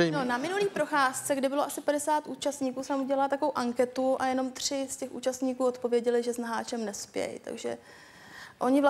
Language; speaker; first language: Czech; native; Czech